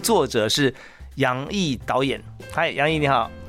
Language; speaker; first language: Chinese; native; Chinese